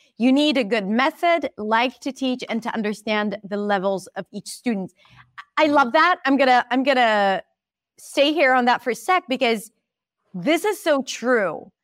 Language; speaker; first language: English; non-native, fluent; Hebrew